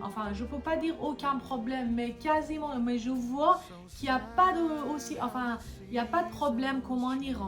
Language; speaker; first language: French; non-native, fluent; Persian